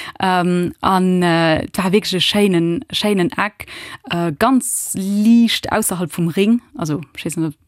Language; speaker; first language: Luxembourgish; early bilingual, other home language; Italian